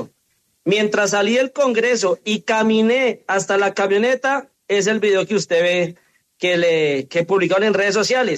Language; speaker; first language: Spanish; native; Spanish